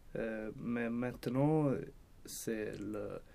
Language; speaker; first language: French; non-native, learner; Swedish